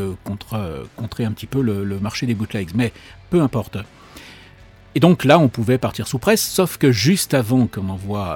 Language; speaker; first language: French; native; French